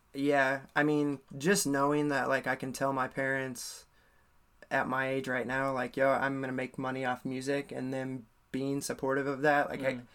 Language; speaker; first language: English; native; English